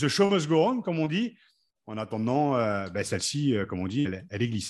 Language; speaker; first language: French; native; French